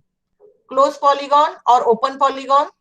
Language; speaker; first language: English; non-native, local second language; Marathi